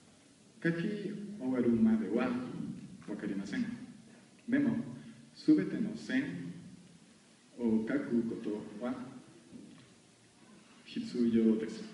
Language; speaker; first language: Japanese; non-native, learner; Spanish